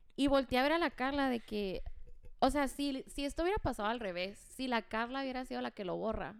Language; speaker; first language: Spanish; early bilingual, heritage; Spanish